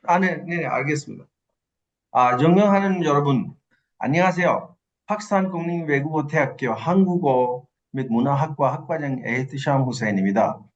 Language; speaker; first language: Korean; non-native, fluent; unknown